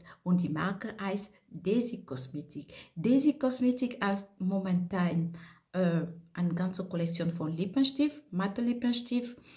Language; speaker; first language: German; non-native, fluent; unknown